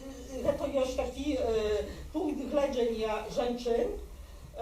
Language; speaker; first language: Polish; non-native, local second language; Belarusian